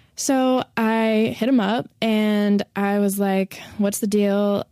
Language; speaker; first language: English; native; English